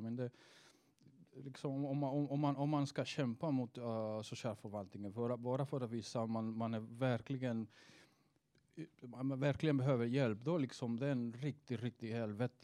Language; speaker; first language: Swedish; non-native, fluent; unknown